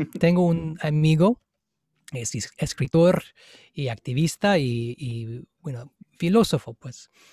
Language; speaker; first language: Spanish; non-native, fluent; English